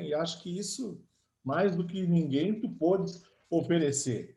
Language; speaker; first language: Portuguese; native; Portuguese